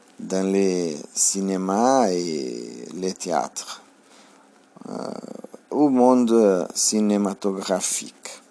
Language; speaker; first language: French; non-native, learner; Portuguese